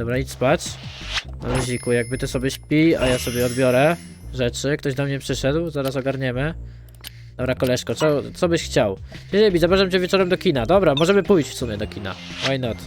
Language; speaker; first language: Polish; native; Polish